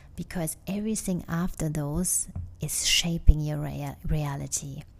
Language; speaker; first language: English; non-native, fluent; German